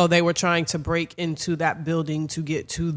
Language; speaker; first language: English; native; English